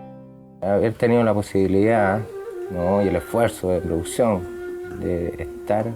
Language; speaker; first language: Spanish; native; Spanish